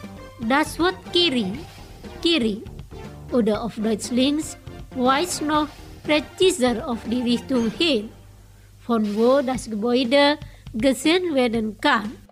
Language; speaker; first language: German; non-native, fluent; Indonesian